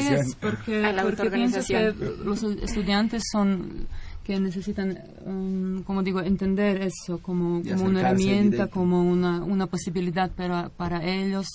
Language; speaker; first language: Spanish; non-native, fluent; Croatian